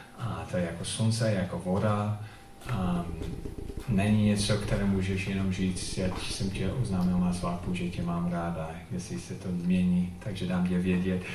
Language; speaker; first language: Czech; non-native, fluent; English